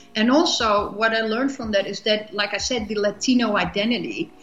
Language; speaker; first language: English; non-native, fluent; Dutch